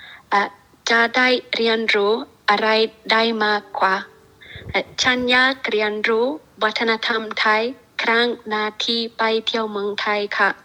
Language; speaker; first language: Thai; non-native, learner; English